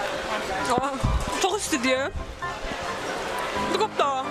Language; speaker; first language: Korean; non-native, fluent; Azerbaijani